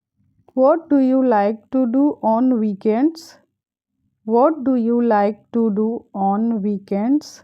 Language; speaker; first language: English; non-native, fluent; Hindi